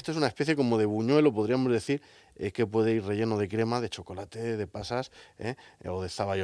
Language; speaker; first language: Spanish; native; Spanish